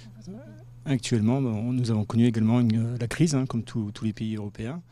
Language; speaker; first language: French; native; French